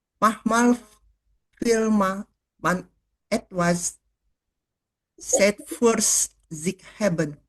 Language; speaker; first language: German; non-native, learner; Indonesian